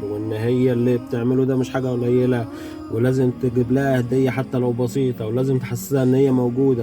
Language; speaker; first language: Arabic; native; Arabic